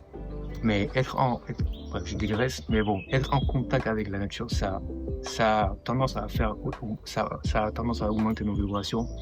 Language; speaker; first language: French; non-native, local second language; Wolof